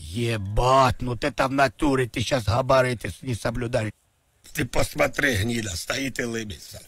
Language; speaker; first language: Russian; native; Russian